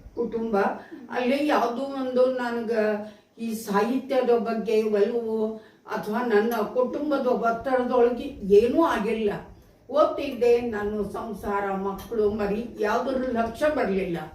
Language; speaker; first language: Kannada; native; Kannada